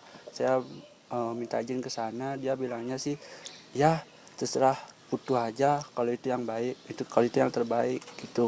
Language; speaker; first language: Indonesian; non-native, local second language; Balinese